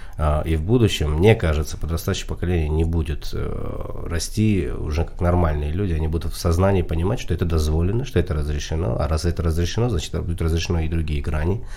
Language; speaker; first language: Russian; non-native, local second language; Tajik